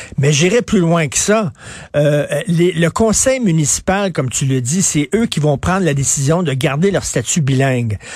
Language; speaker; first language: French; native; French